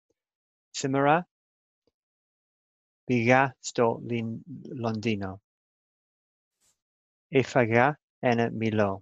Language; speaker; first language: Greek; non-native, learner; English